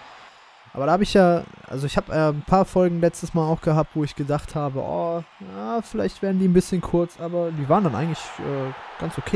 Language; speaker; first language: German; native; German